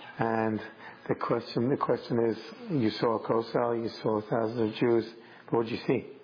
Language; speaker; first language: English; native; English